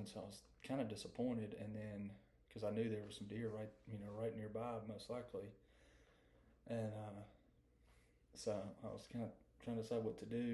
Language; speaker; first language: English; native; English